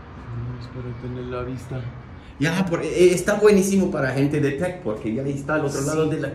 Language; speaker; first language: Spanish; non-native, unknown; English